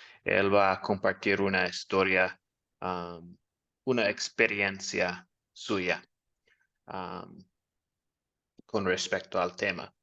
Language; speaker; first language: Spanish; non-native, fluent; English